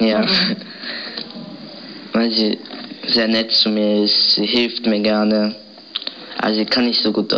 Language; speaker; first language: German; early bilingual, other home language; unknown